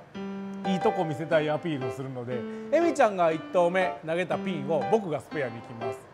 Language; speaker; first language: Japanese; native; Japanese